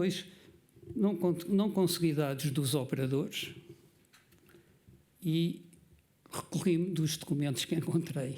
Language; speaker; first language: Portuguese; native; Portuguese